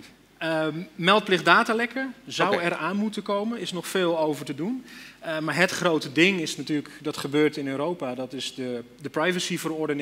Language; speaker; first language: Dutch; native; Dutch